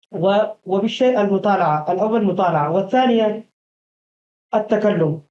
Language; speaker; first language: Arabic; non-native, fluent; Urdu